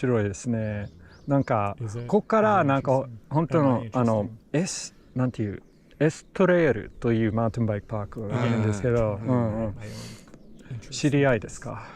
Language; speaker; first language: Japanese; non-native, learner; English